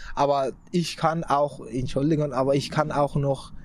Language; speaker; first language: German; non-native, fluent; Persian